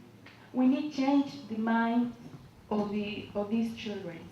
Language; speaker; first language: English; non-native, learner; Spanish